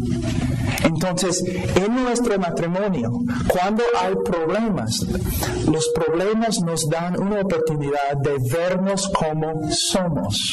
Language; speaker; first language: Spanish; non-native, fluent; English